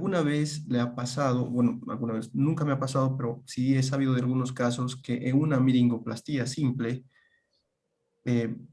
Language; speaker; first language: Spanish; native; Spanish